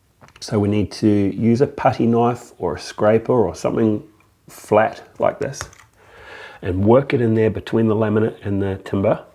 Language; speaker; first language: English; native; English